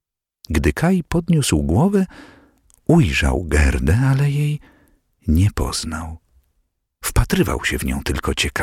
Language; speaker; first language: Polish; native; Polish